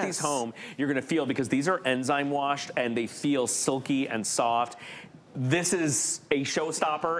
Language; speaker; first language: English; native; English